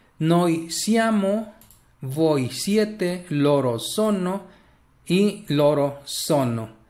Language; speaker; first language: Italian; non-native, learner; Spanish